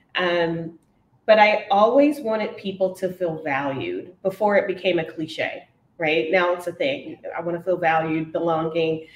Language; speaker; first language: English; native; English